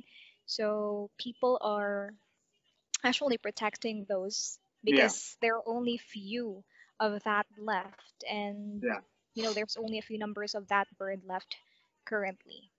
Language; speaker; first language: English; non-native, local second language; Cebuano